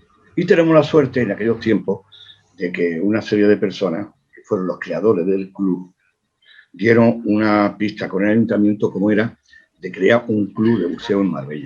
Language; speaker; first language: Spanish; native; Spanish